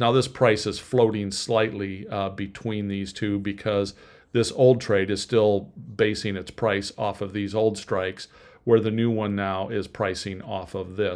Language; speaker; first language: English; native; English